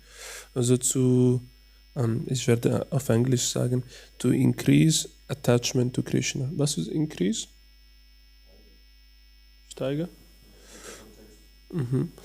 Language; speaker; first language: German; non-native, learner; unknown